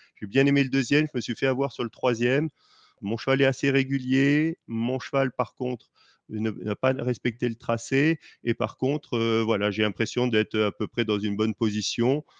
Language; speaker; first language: French; native; French